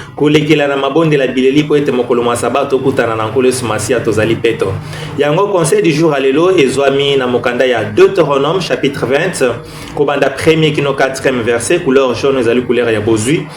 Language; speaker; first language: Lingala; native; Lingala